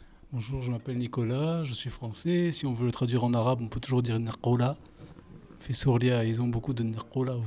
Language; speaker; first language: French; native; French